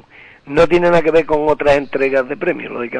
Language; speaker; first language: Spanish; native; Spanish